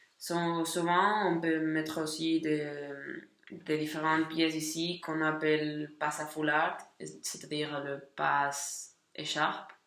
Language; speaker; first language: French; non-native, learner; Catalan